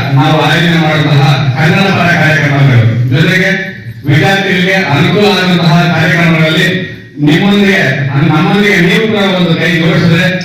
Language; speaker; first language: Kannada; non-native, local second language; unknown